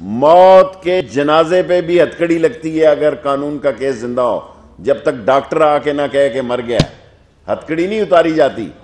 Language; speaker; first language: Urdu; non-native, local second language; Punjabi